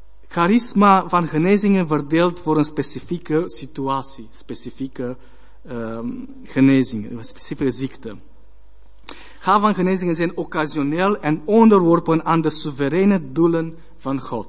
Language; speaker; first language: Dutch; non-native, learner; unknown